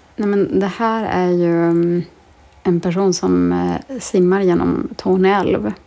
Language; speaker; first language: Swedish; native; Swedish